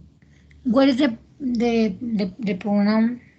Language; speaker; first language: English; non-native, learner; Spanish